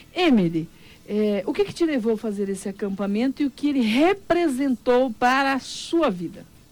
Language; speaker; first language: Portuguese; native; Portuguese